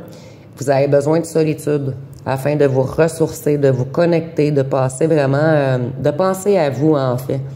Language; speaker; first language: French; native; French